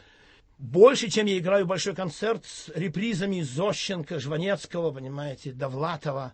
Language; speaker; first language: Russian; native; Russian